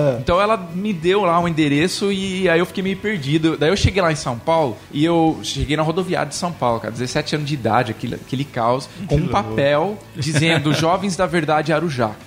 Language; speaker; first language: Portuguese; early bilingual, other home language; English